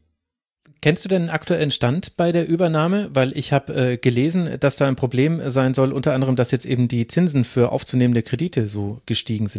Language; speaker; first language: German; native; German